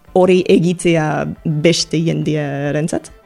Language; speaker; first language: Basque; non-native, learner; English